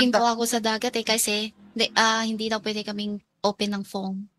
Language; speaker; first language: Filipino; non-native, learner; Chinese